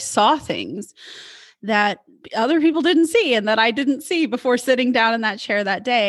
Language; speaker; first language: English; native; English